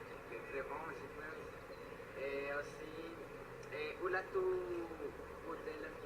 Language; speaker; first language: French; non-native, learner; Spanish